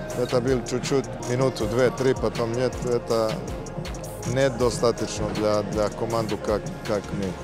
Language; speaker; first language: Russian; non-native, fluent; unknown